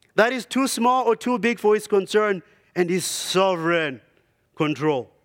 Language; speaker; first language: English; non-native, local second language; Shona